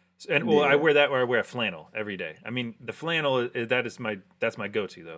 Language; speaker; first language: English; early bilingual, other home language; Japanese